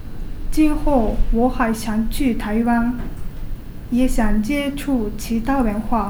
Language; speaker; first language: Chinese; non-native, learner; Japanese